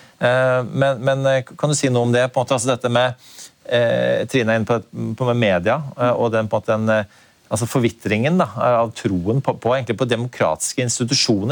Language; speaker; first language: Norwegian; native; Norwegian